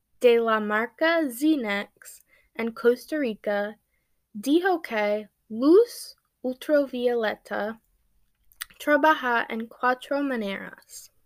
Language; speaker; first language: Spanish; non-native, learner; English